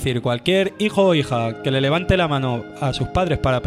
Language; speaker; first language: Spanish; native; Spanish